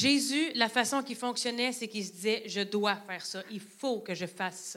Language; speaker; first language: French; native; French